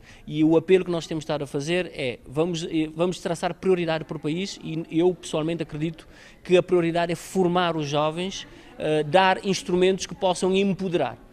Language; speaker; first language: Portuguese; non-native, local second language; Kabuverdianu